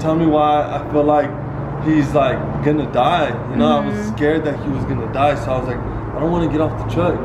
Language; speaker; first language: English; early bilingual, other home language; Spanish